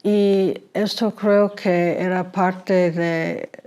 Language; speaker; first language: Spanish; non-native, fluent; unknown